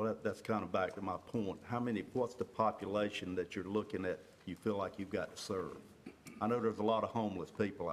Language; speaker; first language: English; native; English